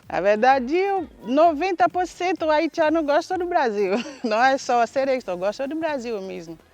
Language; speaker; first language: Portuguese; non-native, learner; Haitian Creole